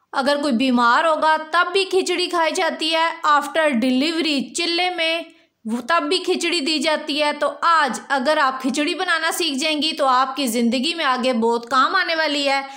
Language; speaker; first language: Urdu; native; Urdu